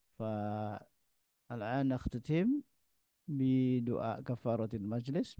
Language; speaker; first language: Arabic; non-native, fluent; Indonesian